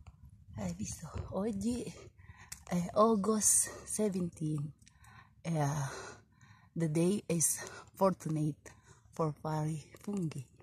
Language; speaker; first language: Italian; non-native, learner; Filipino